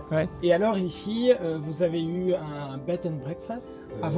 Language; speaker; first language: French; native; French